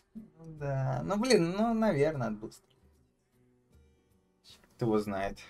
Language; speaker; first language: Russian; native; Russian